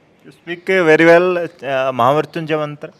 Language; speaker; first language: English; non-native, learner; Hindi